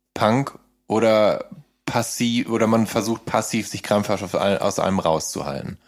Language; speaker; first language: German; native; German